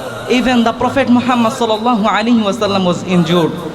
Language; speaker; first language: English; non-native, local second language; Bangla